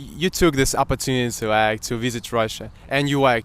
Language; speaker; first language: English; non-native, fluent; Russian